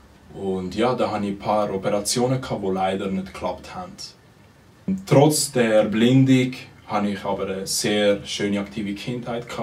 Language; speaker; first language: German; early bilingual, other home language; Spanish